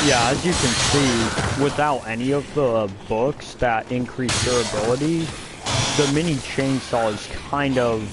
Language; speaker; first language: English; native; English